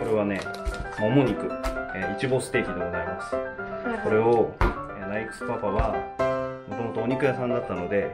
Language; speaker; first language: Japanese; native; Japanese